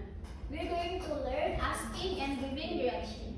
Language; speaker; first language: English; non-native, fluent; Indonesian